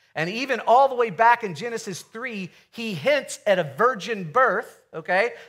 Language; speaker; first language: English; native; English